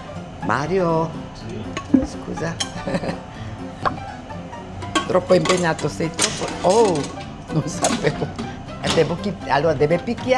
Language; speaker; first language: Italian; non-native, fluent; Korean